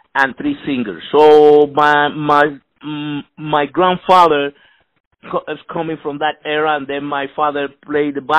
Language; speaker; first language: English; non-native, fluent; Spanish